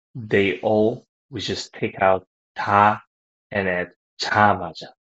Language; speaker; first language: English; non-native, fluent; Korean